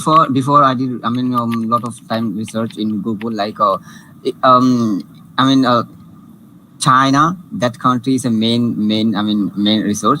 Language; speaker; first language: English; non-native, learner; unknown